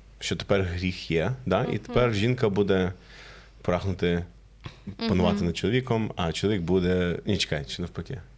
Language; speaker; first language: Ukrainian; non-native, fluent; English